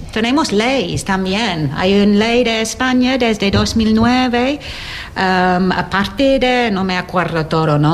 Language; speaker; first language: Spanish; non-native, learner; English